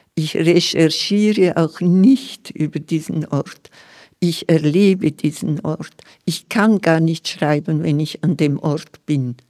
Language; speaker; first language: German; non-native, local second language; Romansh